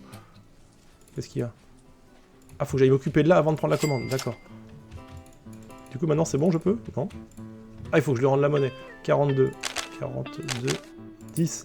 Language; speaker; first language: French; native; French